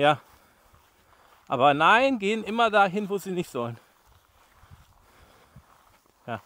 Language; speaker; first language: German; native; German